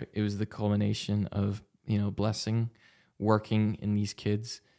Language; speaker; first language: English; native; English